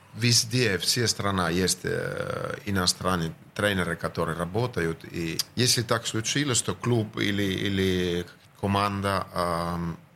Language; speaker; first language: Russian; non-native, fluent; Finnish